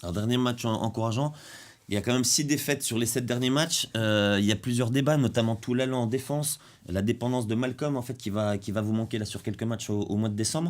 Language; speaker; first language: French; native; French